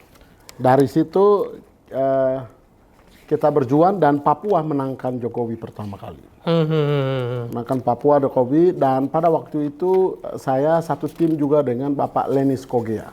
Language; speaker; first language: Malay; non-native, local second language; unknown